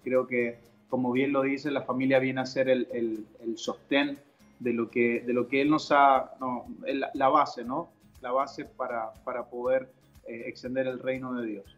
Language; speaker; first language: Spanish; native; Spanish